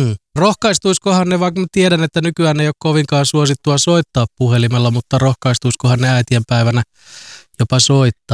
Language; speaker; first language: Finnish; native; Finnish